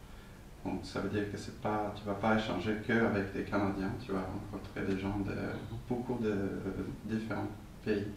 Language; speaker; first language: French; non-native, fluent; Swedish